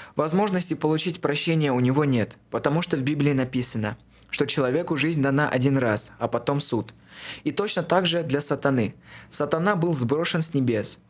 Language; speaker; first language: Russian; non-native, local second language; Armenian